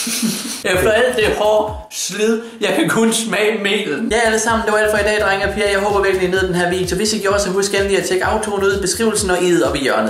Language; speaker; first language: Danish; native; Danish